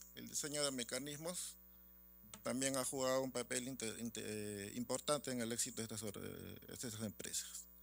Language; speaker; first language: Spanish; native; Spanish